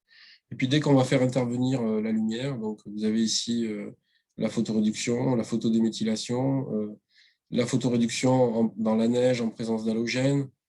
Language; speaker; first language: French; native; French